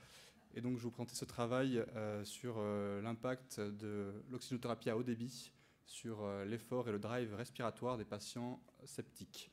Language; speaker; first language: French; native; French